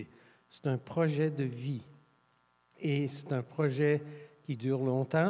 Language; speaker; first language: French; non-native, fluent; English